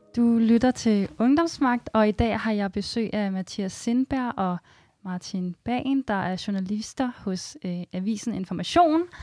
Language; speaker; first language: Danish; native; Danish